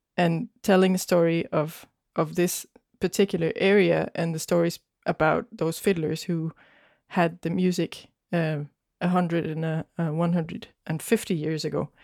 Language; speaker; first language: English; non-native, fluent; Danish